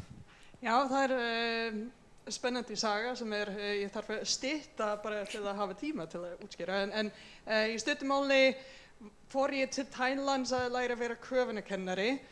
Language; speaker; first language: Icelandic; non-native, fluent; English